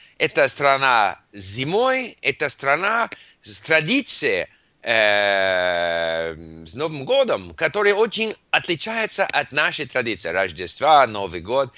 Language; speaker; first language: Russian; non-native, learner; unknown